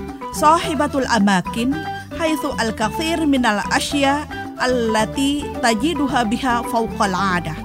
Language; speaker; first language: Arabic; non-native, fluent; Indonesian